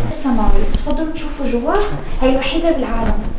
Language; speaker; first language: Arabic; native; Arabic